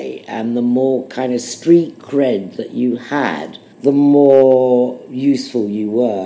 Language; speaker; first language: English; native; English